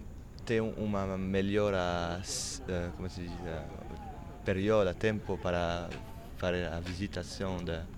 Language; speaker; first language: Spanish; non-native, learner; French